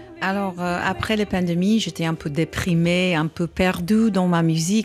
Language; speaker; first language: French; non-native, learner; English